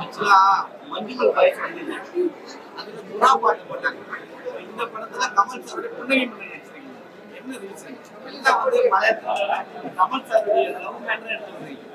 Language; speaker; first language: Tamil; native; Tamil